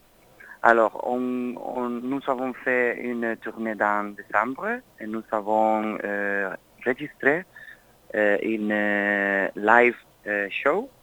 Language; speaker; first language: French; non-native, learner; Spanish